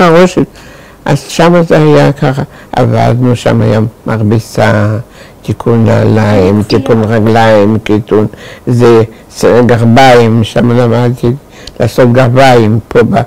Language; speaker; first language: Hebrew; non-native, fluent; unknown